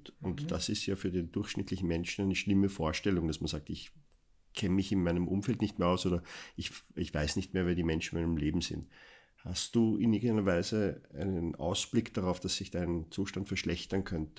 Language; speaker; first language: German; native; German